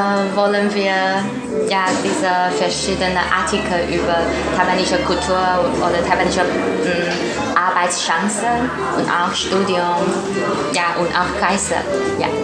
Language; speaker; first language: German; non-native, learner; Chinese